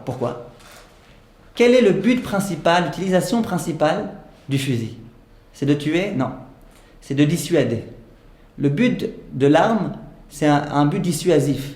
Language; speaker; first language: French; native; French